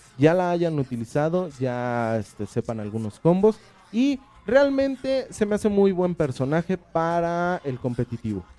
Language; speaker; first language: Spanish; native; Spanish